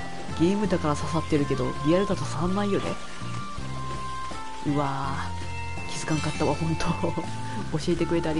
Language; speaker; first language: Japanese; native; Japanese